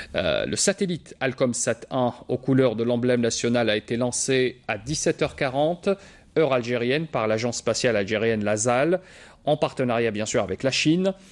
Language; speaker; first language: French; non-native, local second language; Arabic